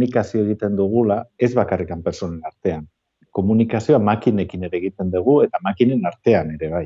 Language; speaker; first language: Basque; native; Basque